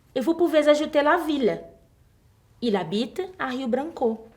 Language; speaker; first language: French; non-native, fluent; Portuguese